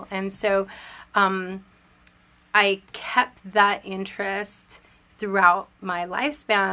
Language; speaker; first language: English; early bilingual, other home language; Spanish